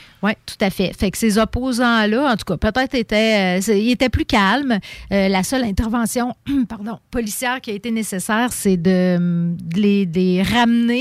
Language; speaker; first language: French; native; French